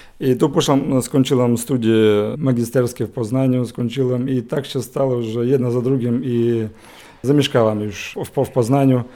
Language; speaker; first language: Polish; non-native, learner; Ukrainian